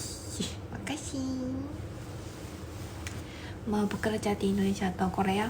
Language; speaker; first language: Indonesian; non-native, fluent; Korean